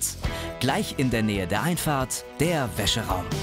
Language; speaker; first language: German; native; German